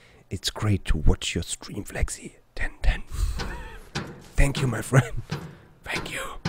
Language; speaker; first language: English; non-native, learner; German